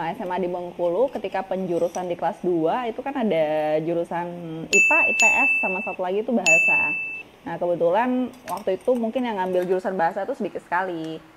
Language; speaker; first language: Indonesian; native; Indonesian